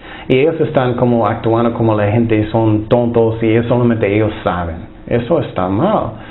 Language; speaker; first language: Spanish; non-native, fluent; English